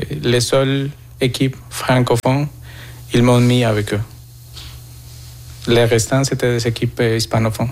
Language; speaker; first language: French; non-native, fluent; Spanish